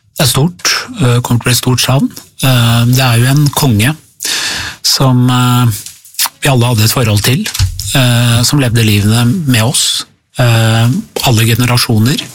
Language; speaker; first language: Norwegian; early bilingual, other home language; Persian